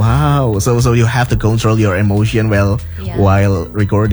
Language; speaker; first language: English; non-native, learner; Indonesian